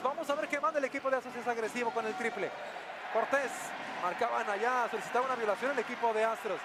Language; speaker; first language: Spanish; native; Spanish